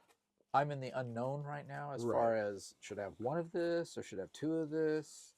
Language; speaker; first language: English; native; English